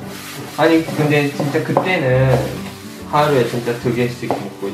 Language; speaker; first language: Korean; non-native, fluent; Japanese